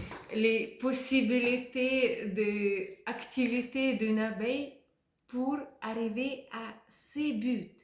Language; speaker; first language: French; non-native, fluent; Russian